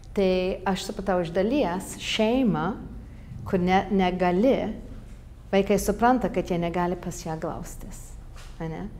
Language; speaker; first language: Lithuanian; early bilingual, heritage; Lithuanian